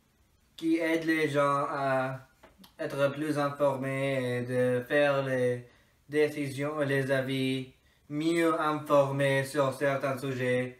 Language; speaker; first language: French; non-native, fluent; English